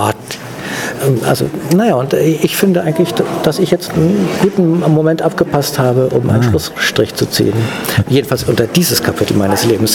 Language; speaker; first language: German; native; German